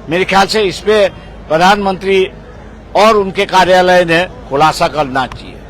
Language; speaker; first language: Hindi; non-native, local second language; Marathi